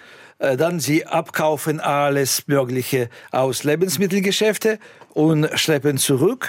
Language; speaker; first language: German; non-native, fluent; Russian